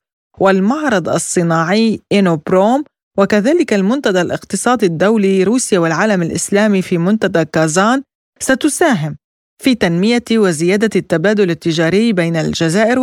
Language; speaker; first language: Arabic; native; Arabic